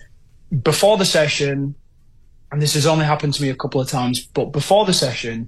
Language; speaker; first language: English; native; English